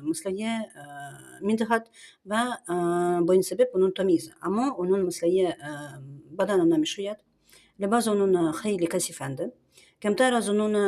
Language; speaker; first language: Persian; non-native, learner; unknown